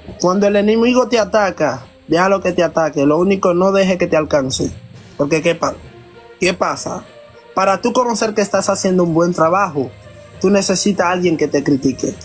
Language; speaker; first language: Spanish; non-native, fluent; Haitian Creole